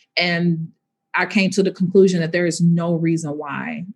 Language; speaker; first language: English; native; English